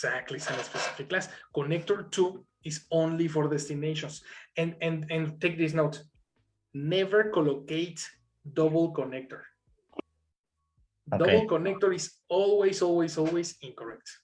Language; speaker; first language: English; non-native, fluent; Spanish